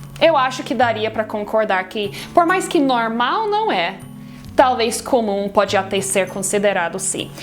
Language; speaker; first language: Portuguese; non-native, fluent; English